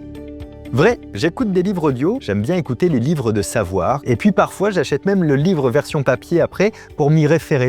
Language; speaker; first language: French; native; French